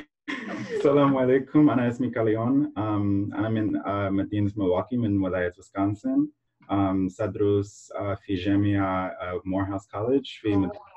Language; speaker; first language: Arabic; non-native, learner; English